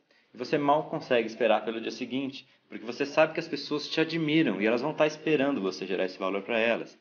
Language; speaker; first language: Portuguese; native; Portuguese